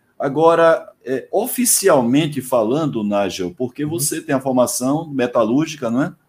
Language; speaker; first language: Portuguese; native; Portuguese